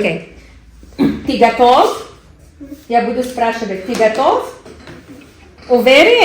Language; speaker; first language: Russian; non-native, learner; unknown